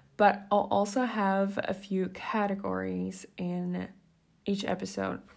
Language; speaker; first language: English; non-native, fluent; Swiss German